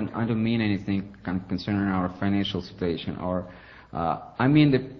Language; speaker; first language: English; non-native, fluent; Ukrainian